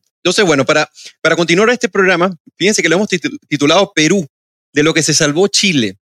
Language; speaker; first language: Spanish; native; Spanish